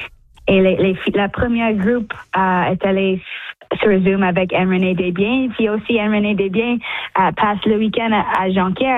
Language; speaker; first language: French; early bilingual, heritage; English